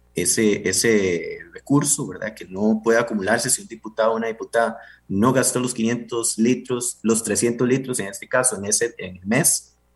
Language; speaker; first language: Spanish; native; Spanish